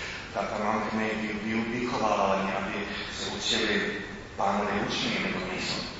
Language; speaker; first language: Czech; non-native, fluent; English